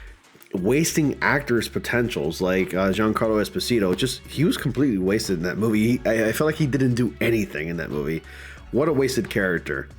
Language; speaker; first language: English; native; English